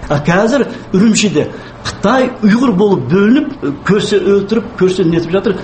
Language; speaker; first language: Kazakh; non-native, local second language; Uyghur